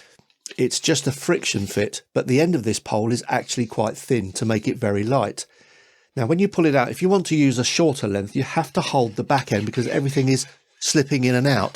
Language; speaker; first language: English; native; English